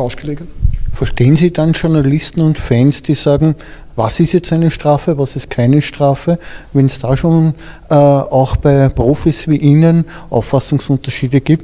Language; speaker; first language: German; native; German